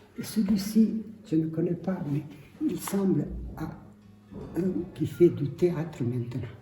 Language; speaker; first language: French; non-native, local second language; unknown